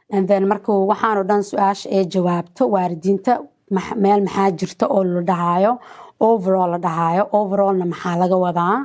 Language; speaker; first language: Somali; early bilingual, heritage; Somali